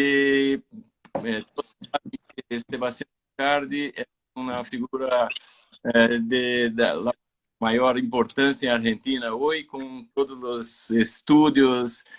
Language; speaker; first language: Spanish; non-native, fluent; Portuguese